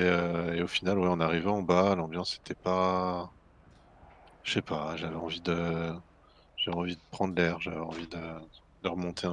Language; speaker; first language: French; native; French